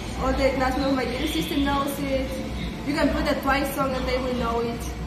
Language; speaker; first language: English; non-native, fluent; Spanish